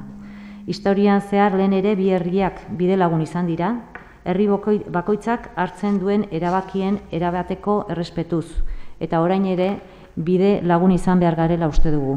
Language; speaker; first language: Basque; native; Basque